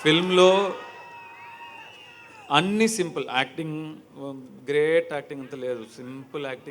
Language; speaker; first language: Telugu; non-native, learner; Tamil